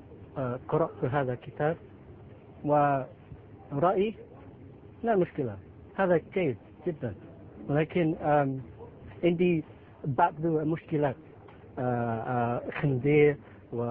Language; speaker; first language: Arabic; non-native, learner; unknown